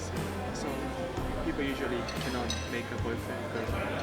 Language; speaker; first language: English; non-native, learner; Japanese